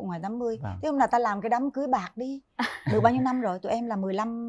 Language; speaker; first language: Vietnamese; native; Vietnamese